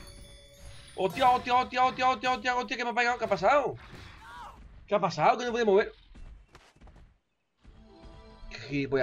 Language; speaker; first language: Spanish; native; Spanish